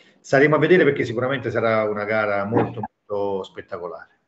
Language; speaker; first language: Italian; native; Italian